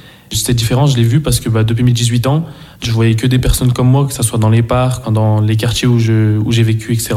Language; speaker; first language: French; native; French